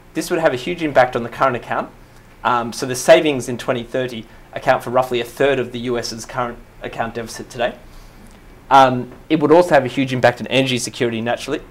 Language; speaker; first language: English; native; English